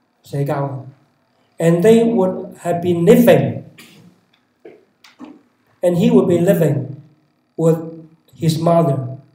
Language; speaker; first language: English; non-native, local second language; Cantonese